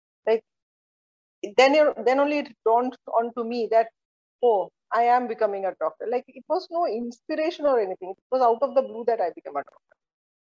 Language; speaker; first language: English; non-native, local second language; Malayalam